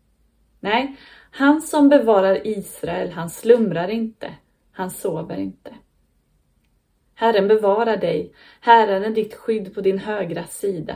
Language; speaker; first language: Swedish; native; Swedish